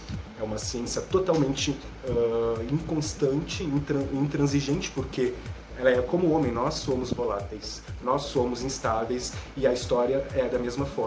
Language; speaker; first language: Portuguese; native; Portuguese